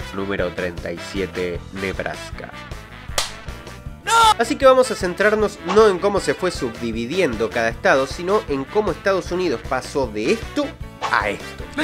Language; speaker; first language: Spanish; native; Spanish